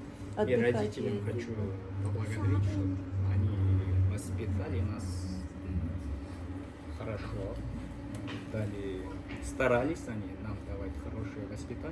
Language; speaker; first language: Russian; non-native, local second language; Kyrgyz